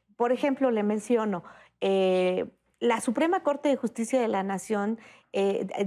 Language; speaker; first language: Spanish; native; Spanish